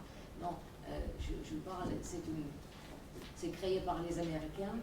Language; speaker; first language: French; non-native, fluent; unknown